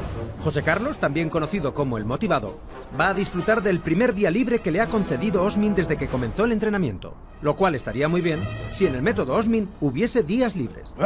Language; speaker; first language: Spanish; native; Spanish